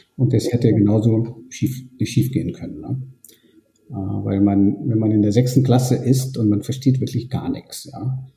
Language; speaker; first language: German; early bilingual, other home language; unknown